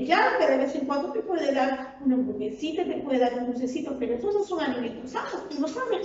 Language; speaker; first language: Spanish; native; Spanish